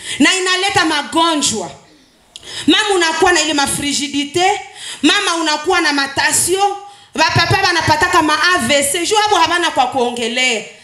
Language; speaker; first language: Swahili; native; Swahili